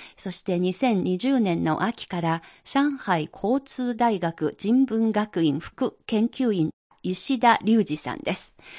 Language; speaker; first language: Japanese; non-native, fluent; Chinese